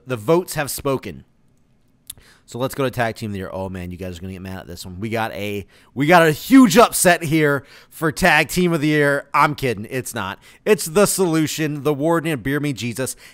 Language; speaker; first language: English; native; English